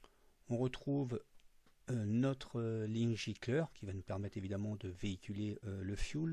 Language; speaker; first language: French; native; French